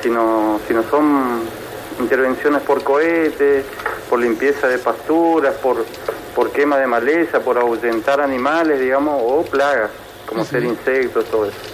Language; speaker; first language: Spanish; native; Spanish